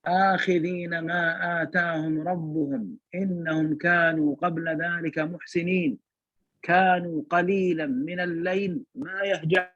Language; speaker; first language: Arabic; native; Arabic